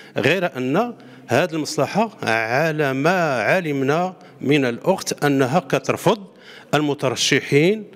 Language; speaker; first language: Arabic; native; Arabic